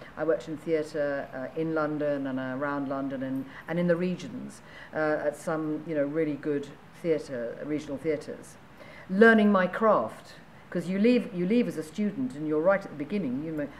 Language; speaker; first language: English; native; English